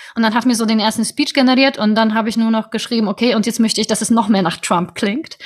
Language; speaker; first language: German; non-native, fluent; Polish